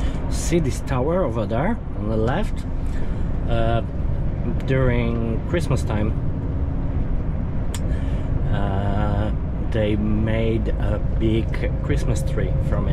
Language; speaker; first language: English; non-native, fluent; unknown